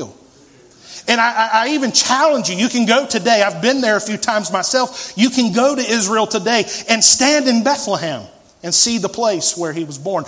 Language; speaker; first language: English; native; English